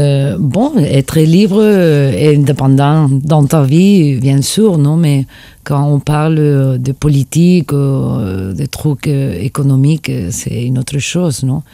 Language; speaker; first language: French; non-native, fluent; Spanish